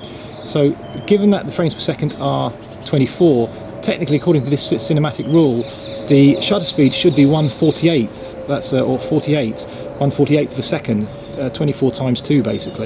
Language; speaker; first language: English; native; English